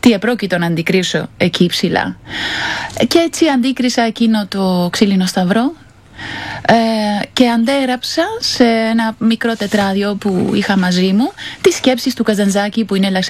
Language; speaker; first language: Greek; non-native, fluent; Spanish